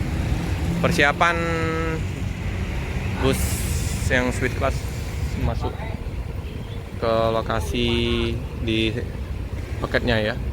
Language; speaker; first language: Indonesian; native; Indonesian